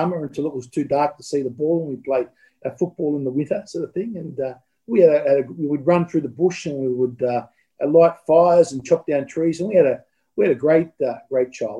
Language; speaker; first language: English; native; English